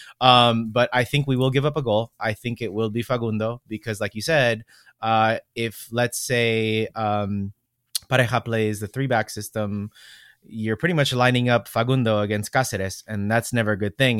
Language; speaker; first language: English; native; English